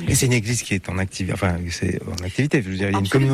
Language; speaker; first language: French; native; French